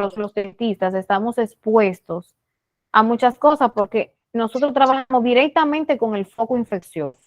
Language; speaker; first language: Spanish; native; Spanish